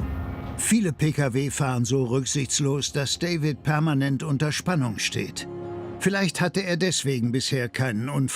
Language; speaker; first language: German; native; German